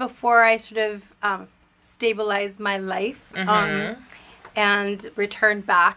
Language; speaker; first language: English; early bilingual, other home language; Spanish